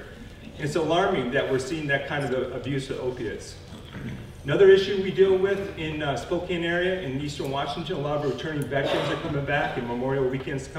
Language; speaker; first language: English; native; English